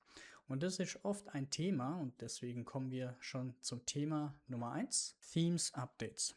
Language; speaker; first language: German; native; German